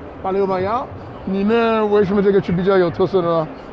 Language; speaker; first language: Chinese; non-native, fluent; English